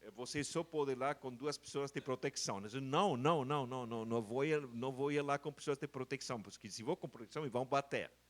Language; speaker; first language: Portuguese; non-native, fluent; German